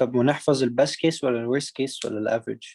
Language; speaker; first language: Arabic; native; Arabic